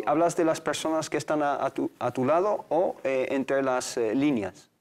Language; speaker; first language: Spanish; native; Spanish